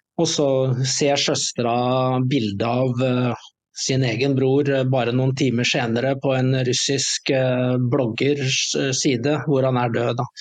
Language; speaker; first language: Norwegian; native; Norwegian